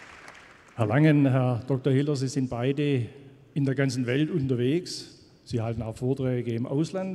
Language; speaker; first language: German; native; German